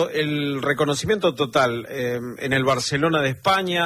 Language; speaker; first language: Spanish; native; Spanish